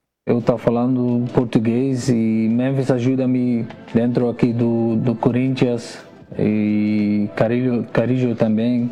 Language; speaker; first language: Portuguese; non-native, learner; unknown